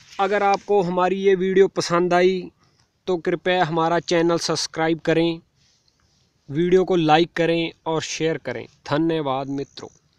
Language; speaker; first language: Hindi; non-native, local second language; Punjabi